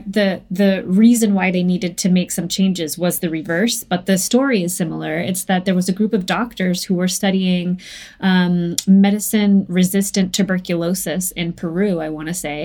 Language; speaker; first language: English; native; English